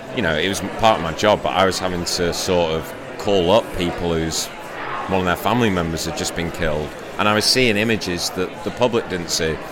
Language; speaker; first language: English; native; English